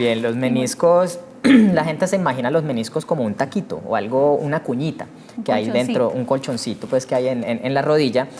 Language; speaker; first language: Spanish; native; Spanish